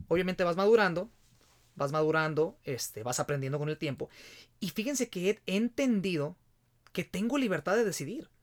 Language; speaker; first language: Spanish; native; Spanish